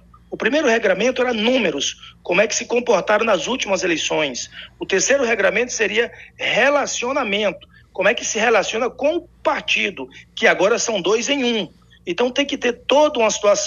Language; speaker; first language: Portuguese; native; Portuguese